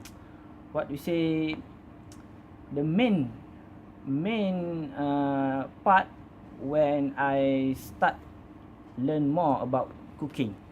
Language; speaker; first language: English; non-native, learner; Malay